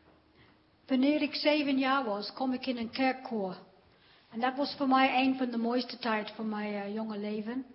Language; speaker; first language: Dutch; non-native, fluent; English